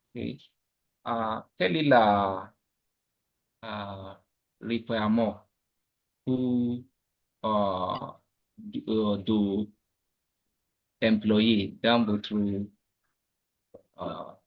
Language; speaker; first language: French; non-native, learner; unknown